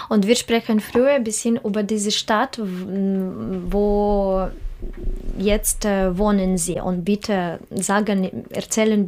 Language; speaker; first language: German; non-native, learner; Russian